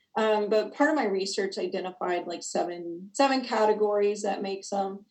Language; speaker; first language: English; native; English